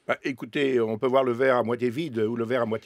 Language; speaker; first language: French; native; French